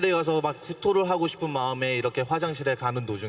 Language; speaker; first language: Korean; early bilingual, heritage; Korean